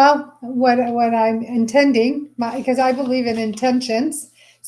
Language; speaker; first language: English; native; English